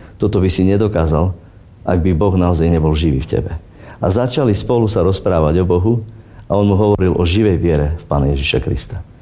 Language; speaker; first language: Slovak; non-native, local second language; Romany